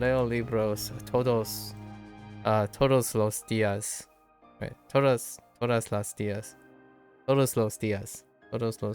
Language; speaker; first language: Spanish; non-native, learner; English